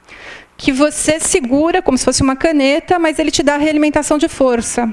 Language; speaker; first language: Portuguese; native; Portuguese